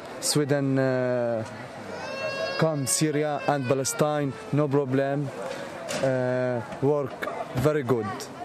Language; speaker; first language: English; non-native, learner; Arabic